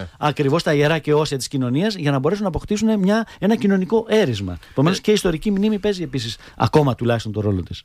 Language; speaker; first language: Greek; native; Greek